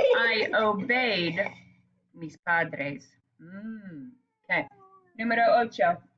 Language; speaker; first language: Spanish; non-native, fluent; English